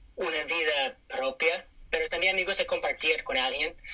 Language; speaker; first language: Spanish; non-native, fluent; English